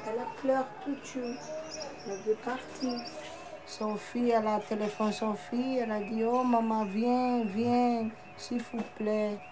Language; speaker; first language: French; non-native, learner; Portuguese